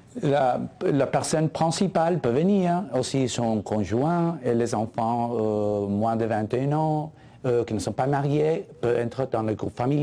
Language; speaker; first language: French; non-native, fluent; Spanish